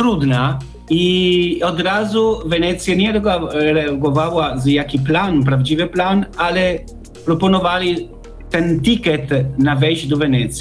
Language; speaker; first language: Polish; non-native, learner; Italian